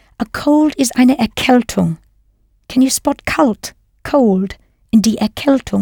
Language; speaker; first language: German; non-native, fluent; English